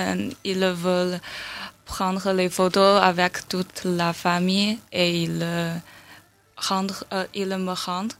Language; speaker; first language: French; non-native, learner; Chinese